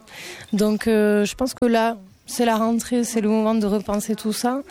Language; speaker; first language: French; native; French